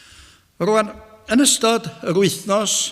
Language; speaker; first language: Welsh; native; Welsh